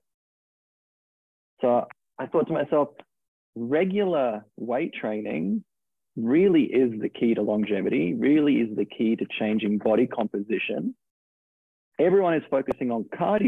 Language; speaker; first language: English; native; English